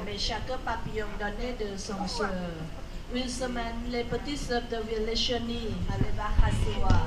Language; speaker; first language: French; non-native, learner; Thai